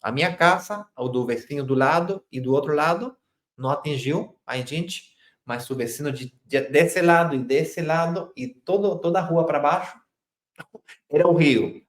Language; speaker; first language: Portuguese; non-native, fluent; Spanish